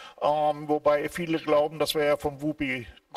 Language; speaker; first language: German; native; German